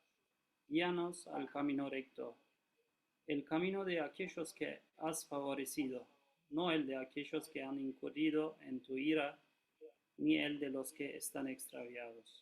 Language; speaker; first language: Spanish; non-native, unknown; Turkish